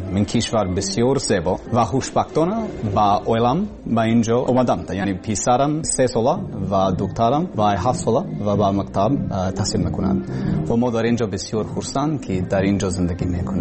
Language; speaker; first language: Persian; non-native, learner; English